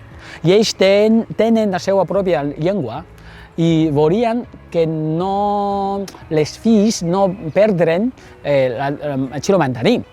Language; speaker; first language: Catalan; non-native, fluent; Chinese